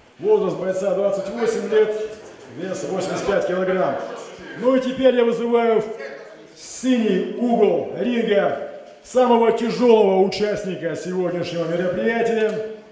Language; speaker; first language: Russian; native; Russian